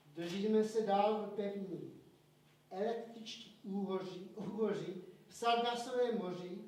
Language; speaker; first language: Czech; early bilingual, heritage; Czech